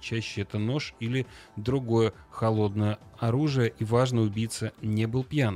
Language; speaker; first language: Russian; native; Russian